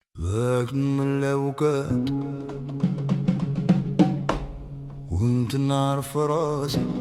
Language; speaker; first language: Arabic; native; Arabic